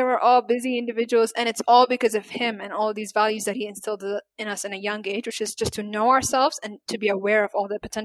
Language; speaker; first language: English; non-native, fluent; Amharic